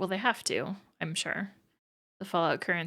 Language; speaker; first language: English; native; English